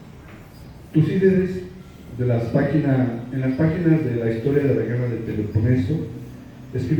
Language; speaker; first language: Spanish; native; Spanish